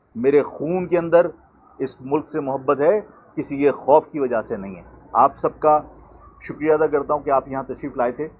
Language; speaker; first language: Urdu; native; Urdu